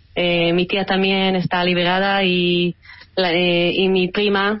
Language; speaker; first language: Spanish; early bilingual, heritage; Hebrew